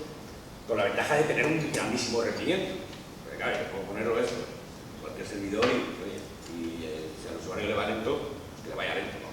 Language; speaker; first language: Spanish; native; Spanish